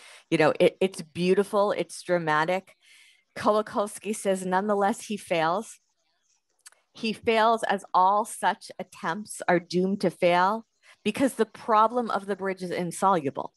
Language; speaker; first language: English; native; English